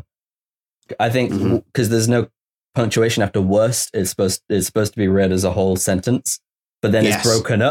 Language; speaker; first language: English; native; English